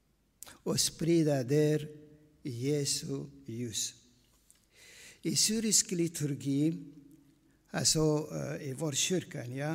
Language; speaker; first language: Swedish; non-native, fluent; Aramaic